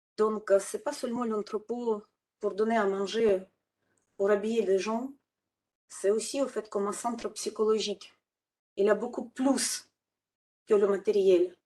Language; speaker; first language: French; non-native, fluent; Ukrainian